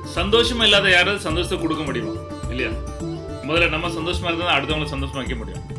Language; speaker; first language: Tamil; native; Tamil